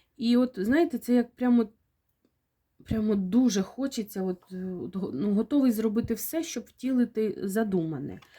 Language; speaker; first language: Ukrainian; non-native, local second language; Russian